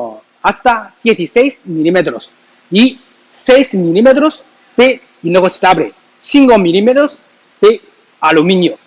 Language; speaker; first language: Spanish; non-native, learner; Chinese